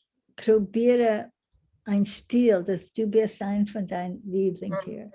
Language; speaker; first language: German; non-native, learner; English